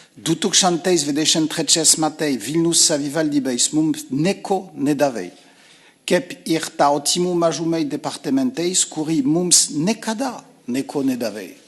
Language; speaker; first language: Lithuanian; non-native, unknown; French